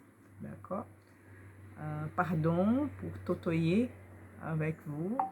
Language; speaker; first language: French; non-native, learner; Portuguese